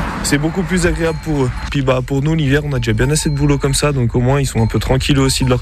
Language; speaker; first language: French; native; French